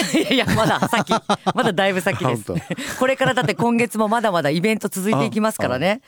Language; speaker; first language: Japanese; native; Japanese